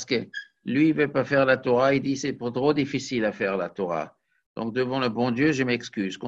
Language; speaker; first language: French; native; French